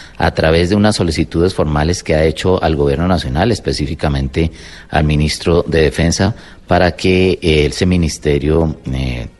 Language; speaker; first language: Spanish; native; Spanish